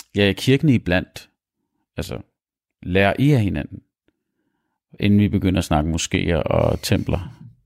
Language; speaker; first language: Danish; early bilingual, other home language; Arabic